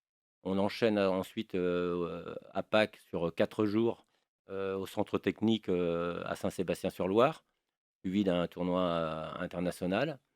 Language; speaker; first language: French; native; French